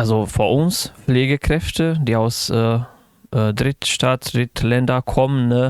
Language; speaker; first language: German; non-native, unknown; Bosnian